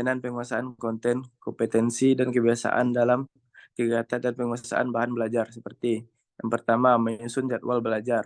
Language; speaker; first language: Indonesian; native; Indonesian